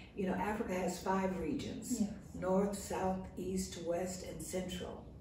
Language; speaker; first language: English; native; English